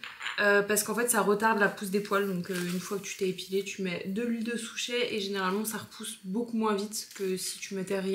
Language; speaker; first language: French; native; French